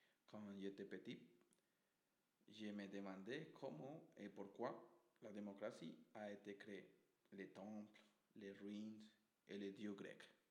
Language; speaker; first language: French; non-native, fluent; Spanish